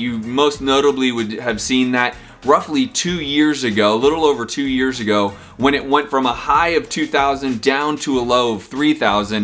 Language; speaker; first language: English; native; English